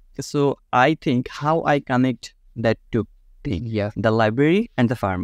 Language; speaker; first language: English; non-native, local second language; Bangla